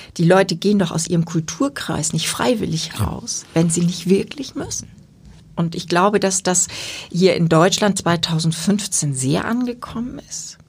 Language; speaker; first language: German; native; German